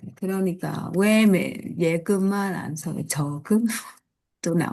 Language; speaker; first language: Korean; non-native, learner; Vietnamese